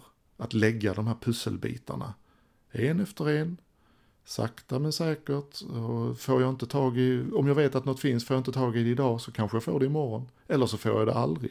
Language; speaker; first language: Swedish; native; Swedish